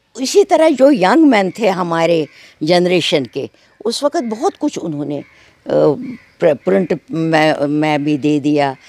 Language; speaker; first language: Urdu; non-native, local second language; Kashmiri